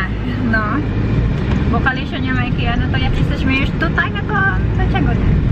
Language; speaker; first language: Polish; non-native, learner; Filipino